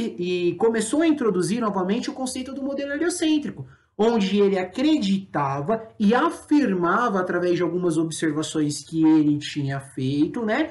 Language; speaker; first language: Portuguese; native; Portuguese